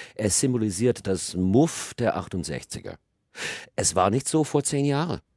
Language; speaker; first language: German; non-native, fluent; English